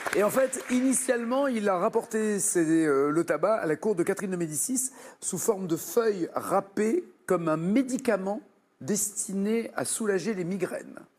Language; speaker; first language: French; native; French